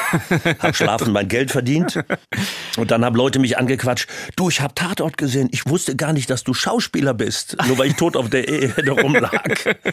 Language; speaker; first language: German; native; German